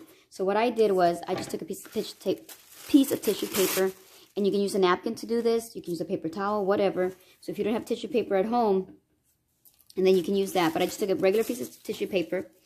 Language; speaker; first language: English; native; English